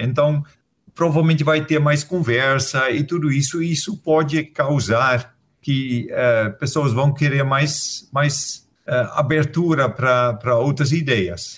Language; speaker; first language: Portuguese; non-native, fluent; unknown